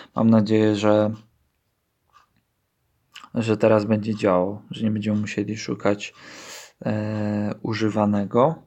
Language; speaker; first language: Polish; native; Polish